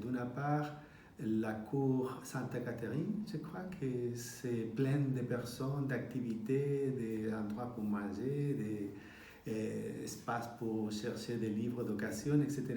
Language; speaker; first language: French; non-native, fluent; Spanish